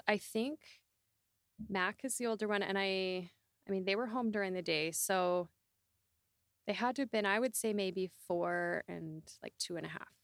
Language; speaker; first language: English; native; English